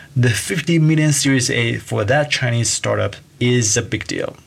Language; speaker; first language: English; non-native, fluent; Chinese